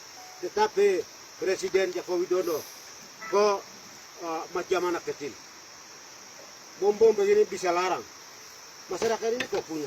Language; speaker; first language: Indonesian; non-native, local second language; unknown